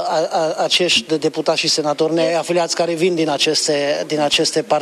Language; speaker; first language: Romanian; non-native, local second language; Hungarian